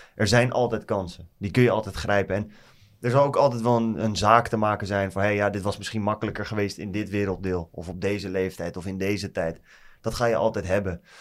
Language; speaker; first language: Dutch; native; Dutch